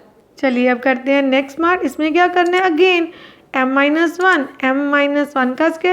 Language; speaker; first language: Hindi; native; Hindi